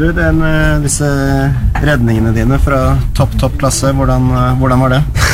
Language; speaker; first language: Norwegian; native; Norwegian